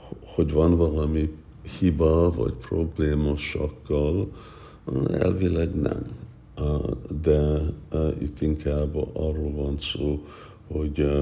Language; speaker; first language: Hungarian; early bilingual, heritage; Hungarian